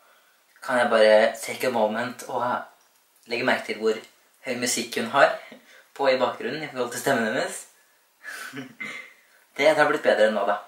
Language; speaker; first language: Norwegian; native; Norwegian